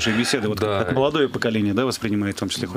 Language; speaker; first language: Russian; native; Russian